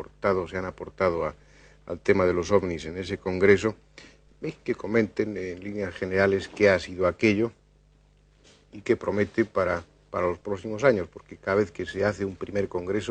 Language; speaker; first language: Spanish; native; Spanish